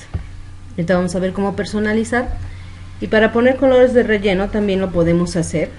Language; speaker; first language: Spanish; native; Spanish